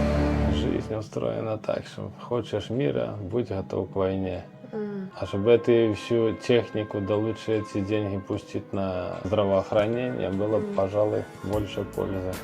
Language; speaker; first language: Russian; native; Russian